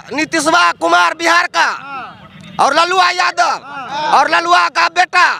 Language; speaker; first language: Hindi; native; Hindi